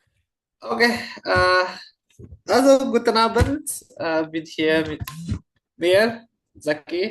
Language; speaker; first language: German; non-native, learner; Indonesian